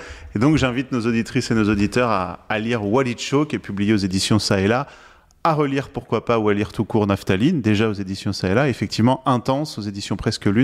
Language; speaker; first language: French; native; French